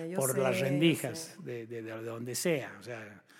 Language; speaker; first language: Spanish; native; Spanish